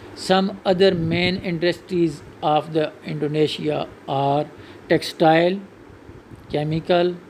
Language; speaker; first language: English; non-native, local second language; Urdu